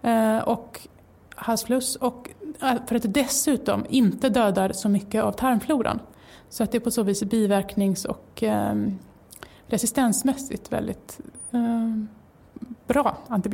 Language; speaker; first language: Swedish; native; Swedish